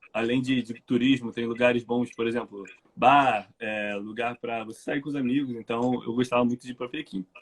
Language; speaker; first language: Portuguese; native; Portuguese